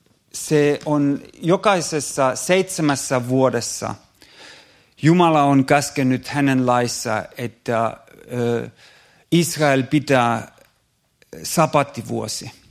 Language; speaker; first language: Finnish; non-native, fluent; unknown